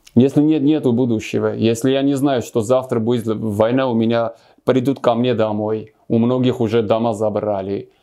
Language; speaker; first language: Russian; non-native, local second language; Armenian